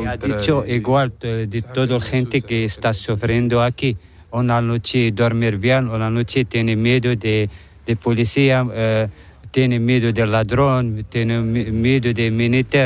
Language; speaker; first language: Spanish; non-native, learner; Arabic